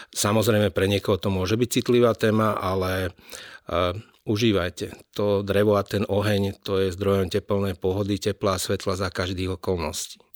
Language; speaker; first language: Slovak; native; Slovak